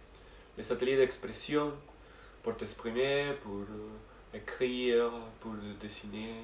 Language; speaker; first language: French; non-native, learner; Spanish